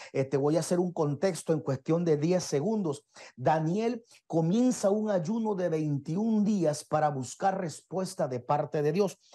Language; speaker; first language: Spanish; native; Spanish